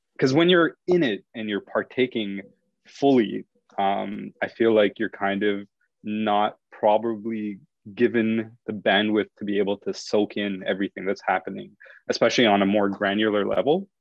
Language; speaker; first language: English; native; English